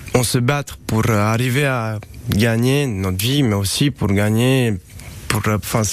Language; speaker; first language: French; non-native, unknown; Romanian